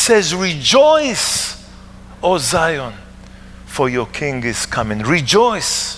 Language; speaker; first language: English; non-native, fluent; Hebrew